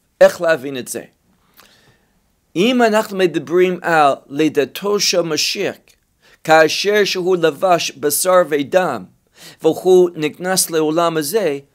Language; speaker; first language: Hebrew; non-native, fluent; English